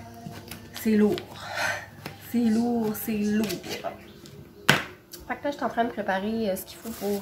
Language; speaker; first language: French; native; French